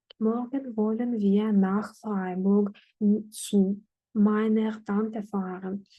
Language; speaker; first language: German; non-native, fluent; Ukrainian